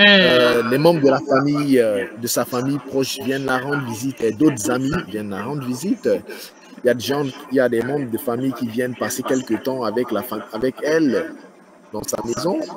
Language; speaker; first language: French; non-native, fluent; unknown